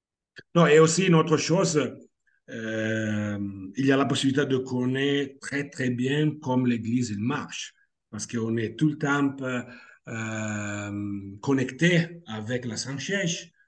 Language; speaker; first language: French; non-native, fluent; Italian